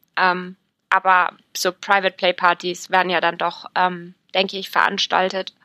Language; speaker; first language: German; native; German